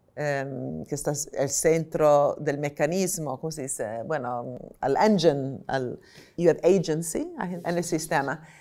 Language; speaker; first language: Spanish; non-native, fluent; Italian